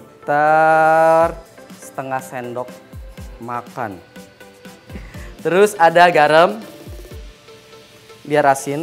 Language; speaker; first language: Indonesian; native; Indonesian